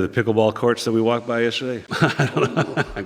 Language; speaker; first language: English; native; English